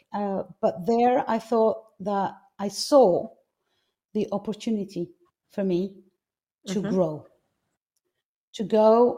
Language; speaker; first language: English; non-native, fluent; Greek